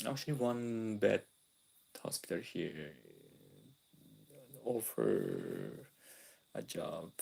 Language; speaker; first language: English; non-native, local second language; Filipino